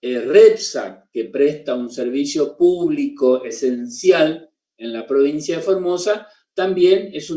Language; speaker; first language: Spanish; native; Spanish